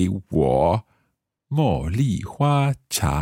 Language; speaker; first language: Chinese; non-native, learner; English